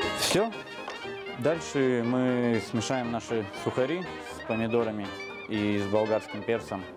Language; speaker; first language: Russian; native; Russian